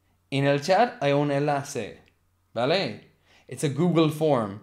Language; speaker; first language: Spanish; non-native, learner; English